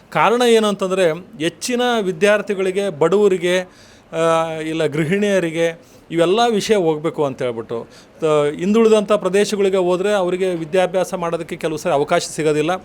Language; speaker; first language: Kannada; native; Kannada